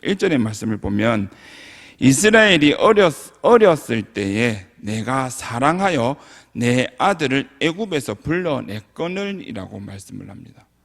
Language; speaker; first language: Korean; native; Korean